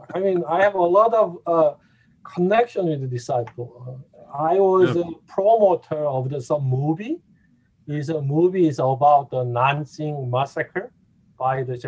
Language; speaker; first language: English; non-native, fluent; Korean